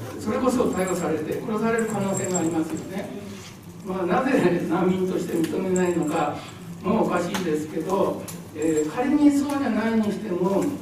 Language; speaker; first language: Japanese; native; Japanese